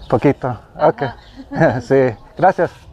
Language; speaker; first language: Spanish; non-native, learner; English